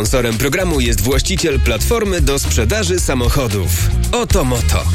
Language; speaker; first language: Polish; native; Polish